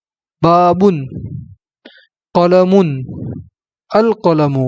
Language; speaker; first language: Arabic; non-native, fluent; Urdu